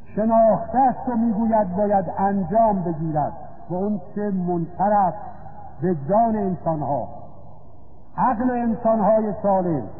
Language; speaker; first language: Persian; native; Persian